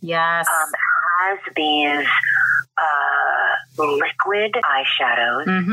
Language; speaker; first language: English; native; English